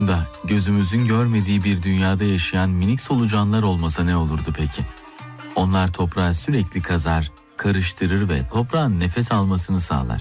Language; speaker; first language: Turkish; native; Turkish